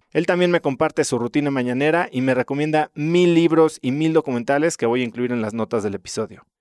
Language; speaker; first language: Spanish; native; Spanish